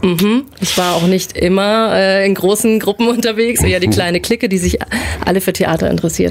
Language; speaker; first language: German; native; German